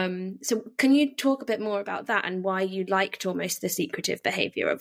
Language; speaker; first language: English; native; English